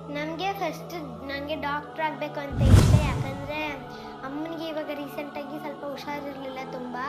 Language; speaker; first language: Kannada; native; Kannada